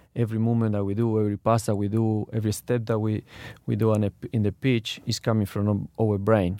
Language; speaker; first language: English; non-native, learner; Spanish